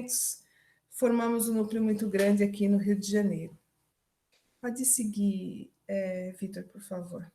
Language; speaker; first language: Portuguese; native; Portuguese